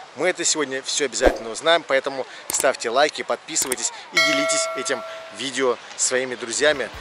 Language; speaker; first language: Russian; native; Russian